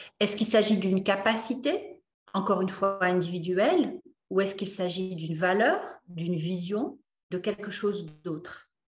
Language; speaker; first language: French; native; French